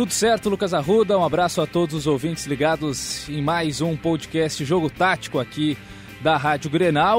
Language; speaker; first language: Portuguese; native; Portuguese